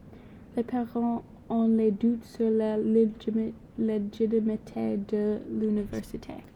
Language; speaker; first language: French; non-native, learner; English